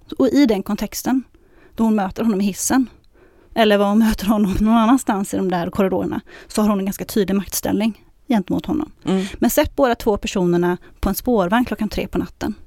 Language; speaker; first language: Swedish; early bilingual, other home language; Arabic